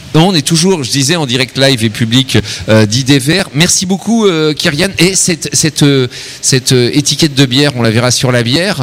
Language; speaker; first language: French; native; French